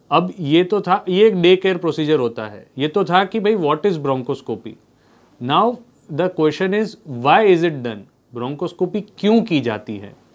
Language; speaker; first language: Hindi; non-native, local second language; Gujarati